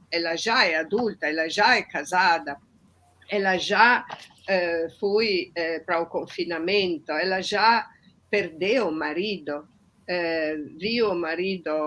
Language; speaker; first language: Portuguese; non-native, fluent; Italian